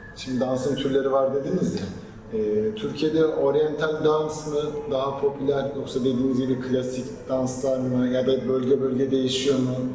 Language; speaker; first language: Turkish; native; Turkish